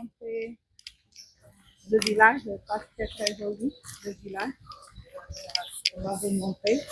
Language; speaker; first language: French; non-native, fluent; Portuguese